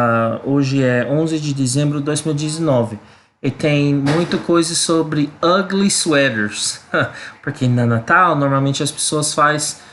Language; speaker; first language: Portuguese; non-native, learner; English